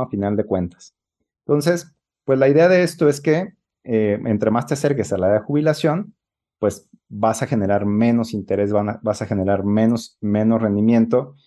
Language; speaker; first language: Spanish; native; Spanish